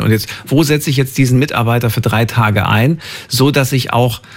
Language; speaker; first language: German; native; German